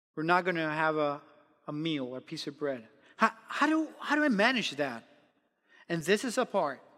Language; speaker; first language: English; non-native, fluent; Spanish